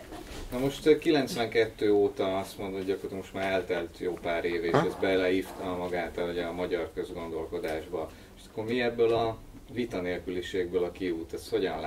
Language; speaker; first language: Hungarian; native; Hungarian